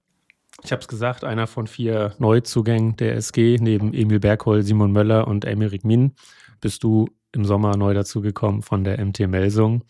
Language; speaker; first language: German; native; German